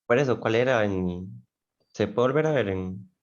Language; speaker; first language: Spanish; native; Spanish